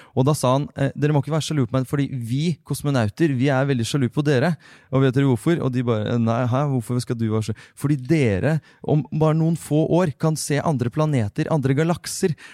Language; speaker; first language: Norwegian; early bilingual, other home language; Russian